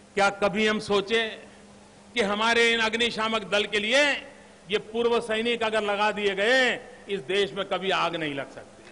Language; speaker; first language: Hindi; non-native, local second language; Gujarati